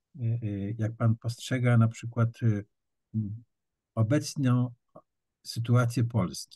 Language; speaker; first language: Polish; native; Polish